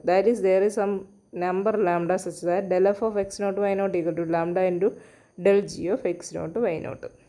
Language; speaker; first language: English; non-native, local second language; Malayalam